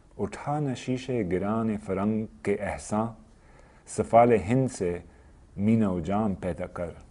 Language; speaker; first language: Urdu; non-native, fluent; English